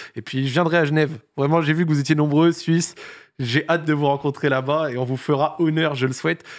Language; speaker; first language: French; native; French